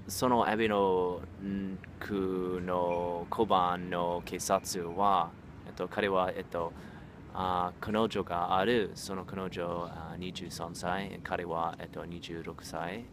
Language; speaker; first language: Japanese; non-native, learner; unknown